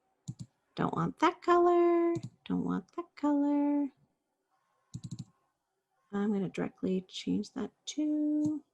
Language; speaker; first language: English; native; English